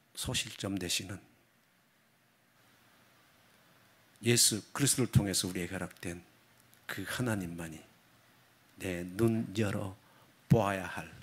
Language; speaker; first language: Korean; native; Korean